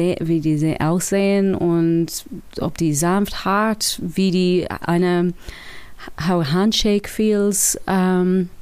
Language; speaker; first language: German; non-native, learner; English